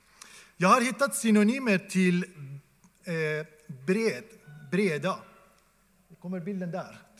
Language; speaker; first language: Swedish; non-native, fluent; Persian